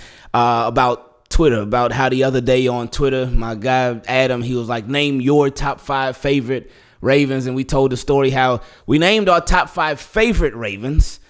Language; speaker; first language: English; native; English